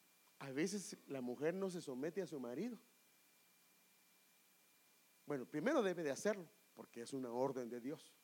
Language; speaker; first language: Spanish; native; Spanish